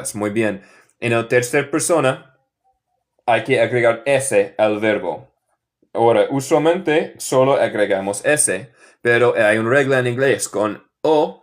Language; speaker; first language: Spanish; non-native, fluent; English